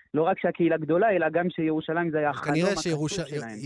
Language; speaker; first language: Hebrew; non-native, fluent; French